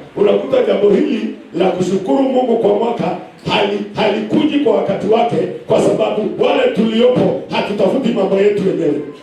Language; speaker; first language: Swahili; non-native, local second language; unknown